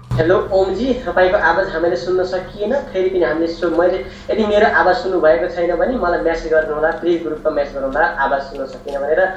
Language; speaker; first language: Nepali; native; Nepali